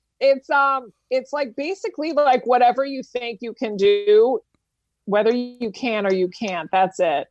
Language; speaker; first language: English; native; English